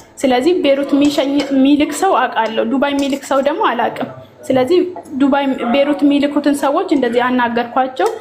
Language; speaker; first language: Amharic; native; Amharic